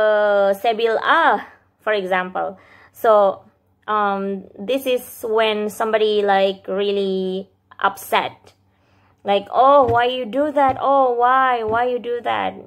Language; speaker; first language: English; non-native, fluent; Indonesian